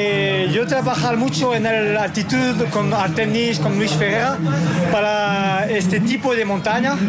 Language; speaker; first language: Spanish; non-native, learner; French